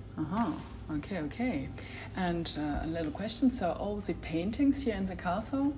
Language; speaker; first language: English; non-native, fluent; French